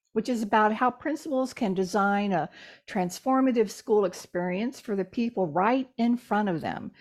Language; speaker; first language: English; native; English